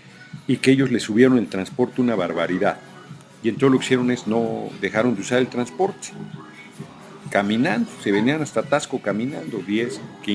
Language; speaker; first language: Spanish; native; Spanish